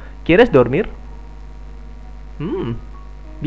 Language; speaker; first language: Spanish; non-native, fluent; Indonesian